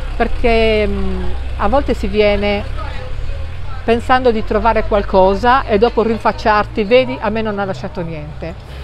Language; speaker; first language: Italian; native; Italian